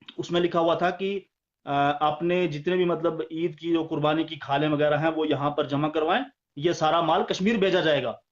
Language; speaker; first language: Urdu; non-native, local second language; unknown